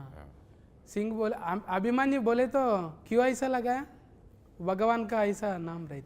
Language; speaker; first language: Hindi; non-native, local second language; Telugu